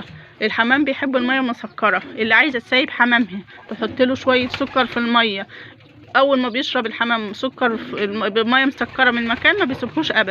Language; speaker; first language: Arabic; native; Arabic